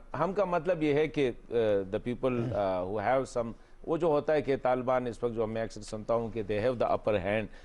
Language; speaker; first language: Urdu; non-native, local second language; Pashto